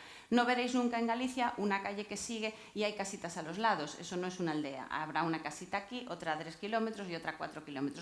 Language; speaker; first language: Spanish; native; Spanish